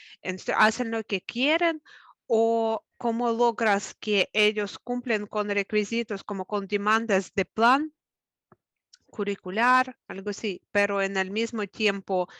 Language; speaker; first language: Spanish; non-native, fluent; Russian